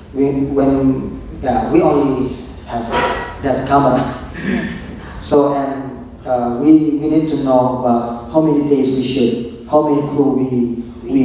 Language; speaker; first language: English; non-native, local second language; Indonesian